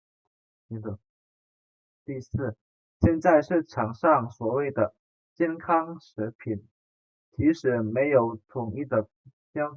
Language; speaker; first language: Chinese; non-native, fluent; Indonesian